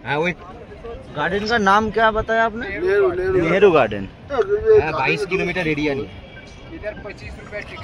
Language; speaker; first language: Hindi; non-native, local second language; Bangla